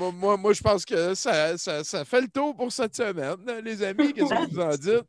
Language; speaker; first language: French; native; French